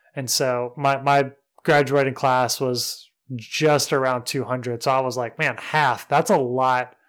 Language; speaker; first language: English; native; English